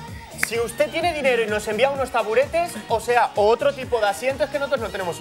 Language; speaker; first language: Spanish; native; Spanish